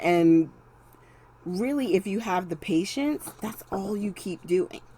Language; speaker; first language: English; native; English